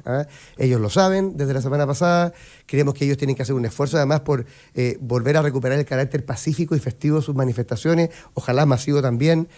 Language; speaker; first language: Spanish; native; Spanish